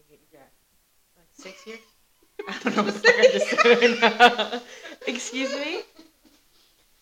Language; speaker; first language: English; early bilingual, other home language; Spanish